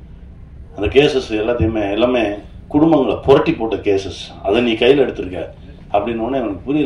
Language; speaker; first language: Tamil; native; Tamil